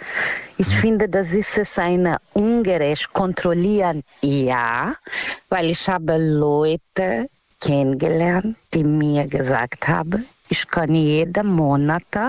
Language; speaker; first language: German; non-native, learner; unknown